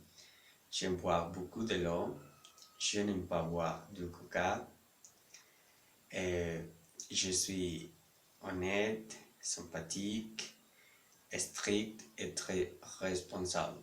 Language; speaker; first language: French; non-native, learner; Spanish